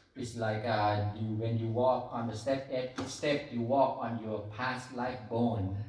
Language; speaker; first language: English; non-native, learner; Thai